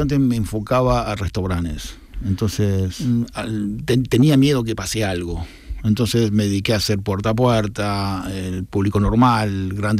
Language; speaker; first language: Spanish; native; Spanish